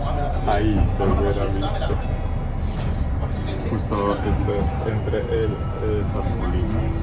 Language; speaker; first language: Spanish; non-native, fluent; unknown